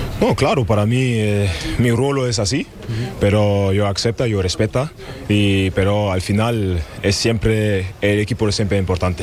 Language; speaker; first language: Spanish; non-native, learner; German